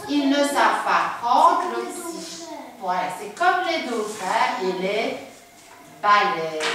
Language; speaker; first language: French; native; French